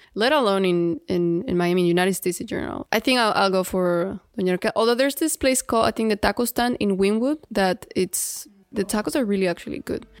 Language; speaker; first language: English; non-native, fluent; Spanish